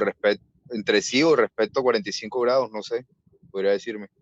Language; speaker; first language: Spanish; native; Spanish